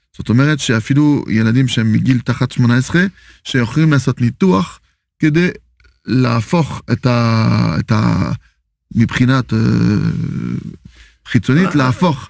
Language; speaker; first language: Hebrew; non-native, fluent; French